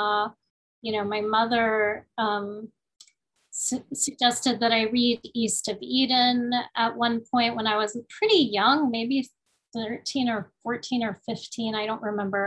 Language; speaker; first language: English; early bilingual, other home language; Spanish